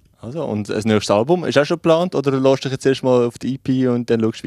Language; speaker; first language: German; native; German